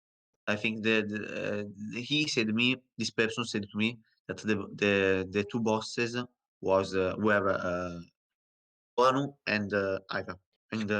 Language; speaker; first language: English; non-native, learner; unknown